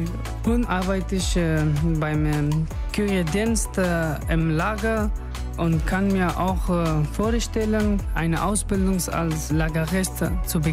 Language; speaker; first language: German; non-native, learner; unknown